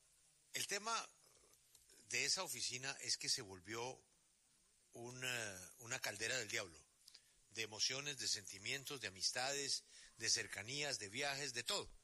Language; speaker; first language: Spanish; native; Spanish